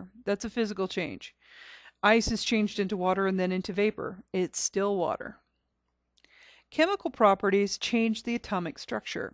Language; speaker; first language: English; native; English